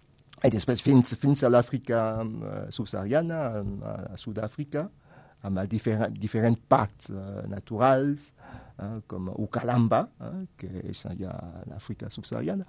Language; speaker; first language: Catalan; non-native, fluent; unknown